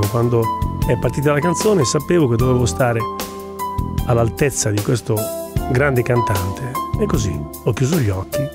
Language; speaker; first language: Italian; native; Italian